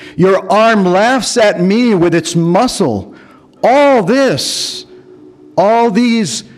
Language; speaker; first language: English; early bilingual, other home language; Spanish